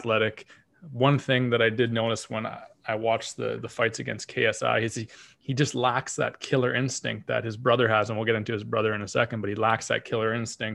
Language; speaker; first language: English; native; English